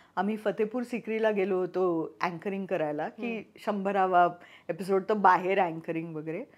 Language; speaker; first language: Marathi; native; Marathi